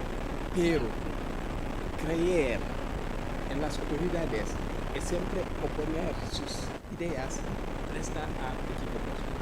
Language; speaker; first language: Spanish; non-native, fluent; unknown